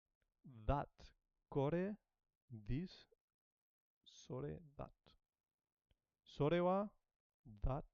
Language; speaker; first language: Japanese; non-native, learner; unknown